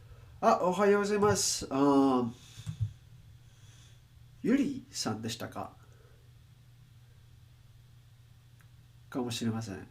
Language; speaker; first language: Japanese; non-native, learner; Spanish